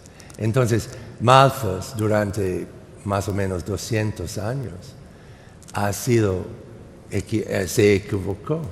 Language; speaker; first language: Spanish; non-native, fluent; English